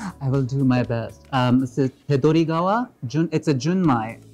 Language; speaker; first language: English; native; English